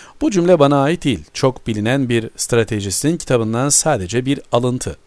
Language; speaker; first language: Turkish; native; Turkish